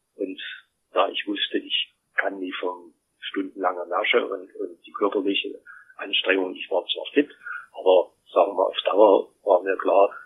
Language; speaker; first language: German; native; German